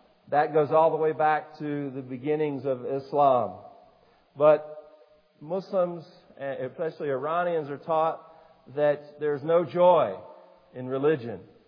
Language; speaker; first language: English; native; English